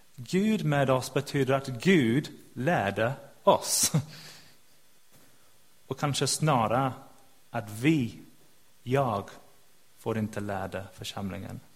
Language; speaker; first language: Swedish; non-native, fluent; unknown